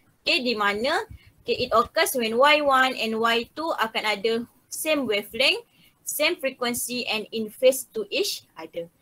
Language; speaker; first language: English; non-native, local second language; Malay